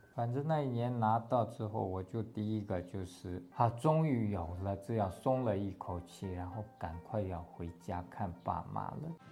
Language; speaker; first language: Chinese; non-native, local second language; Tibetan